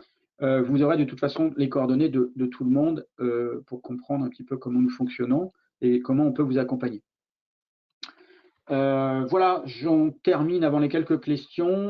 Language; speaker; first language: French; native; French